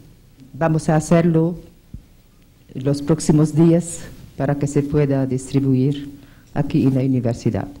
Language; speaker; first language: Spanish; non-native, fluent; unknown